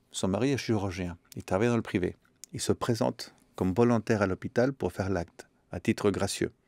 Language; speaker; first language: French; early bilingual, other home language; Spanish